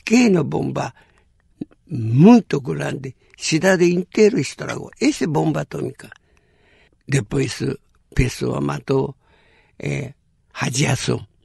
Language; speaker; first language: Portuguese; non-native, learner; Japanese